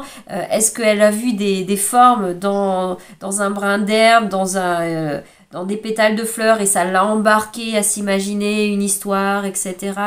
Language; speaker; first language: French; native; French